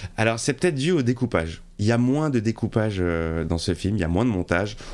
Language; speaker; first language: French; native; French